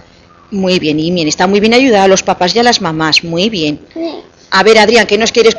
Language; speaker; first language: Spanish; native; Spanish